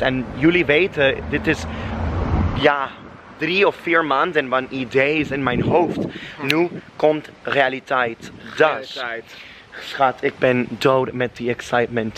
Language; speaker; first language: Dutch; non-native, learner; English